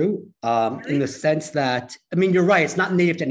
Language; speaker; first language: English; native; English